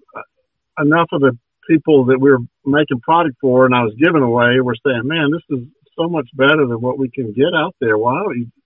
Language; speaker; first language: English; native; English